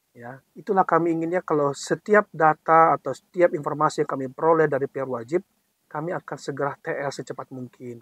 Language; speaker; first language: Indonesian; native; Indonesian